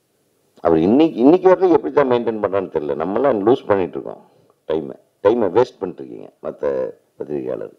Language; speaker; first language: Tamil; native; Tamil